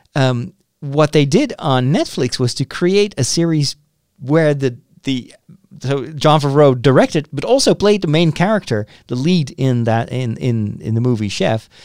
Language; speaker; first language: English; non-native, fluent; Dutch